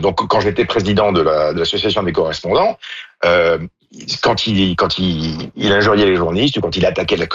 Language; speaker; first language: French; native; French